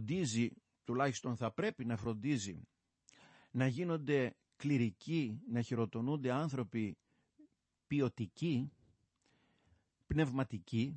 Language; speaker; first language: Greek; native; Greek